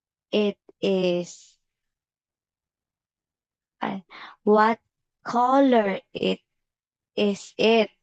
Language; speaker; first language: English; non-native, learner; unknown